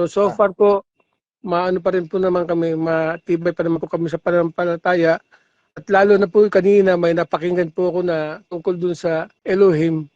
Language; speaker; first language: Filipino; non-native, local second language; Aklanon